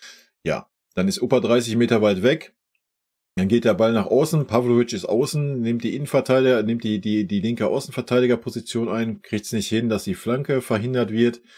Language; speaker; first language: German; native; German